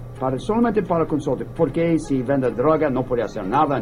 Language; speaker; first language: Spanish; non-native, learner; English